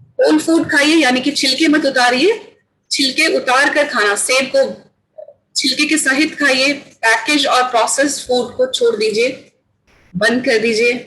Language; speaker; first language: Hindi; native; Hindi